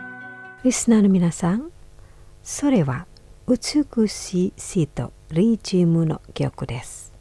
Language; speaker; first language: Japanese; non-native, fluent; Indonesian